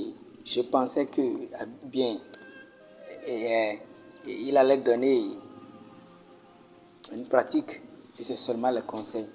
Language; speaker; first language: French; non-native, local second language; Fon